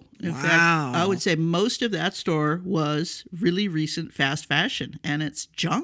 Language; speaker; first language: English; native; English